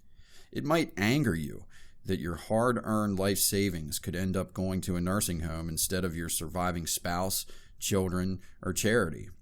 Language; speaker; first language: English; native; English